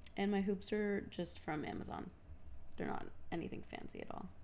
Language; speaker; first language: English; native; English